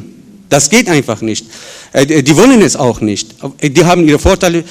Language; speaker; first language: German; non-native, fluent; Persian